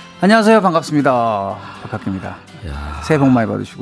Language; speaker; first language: Korean; native; Korean